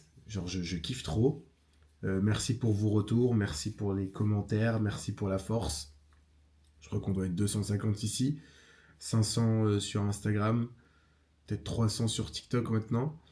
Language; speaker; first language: French; native; French